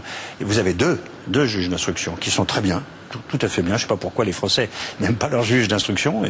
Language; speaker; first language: French; native; French